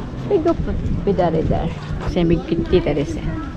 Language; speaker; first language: Swedish; non-native, learner; Cebuano